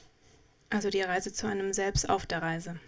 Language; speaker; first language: German; native; German